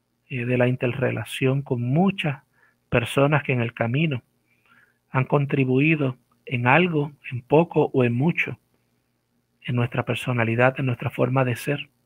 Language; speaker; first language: Spanish; native; Spanish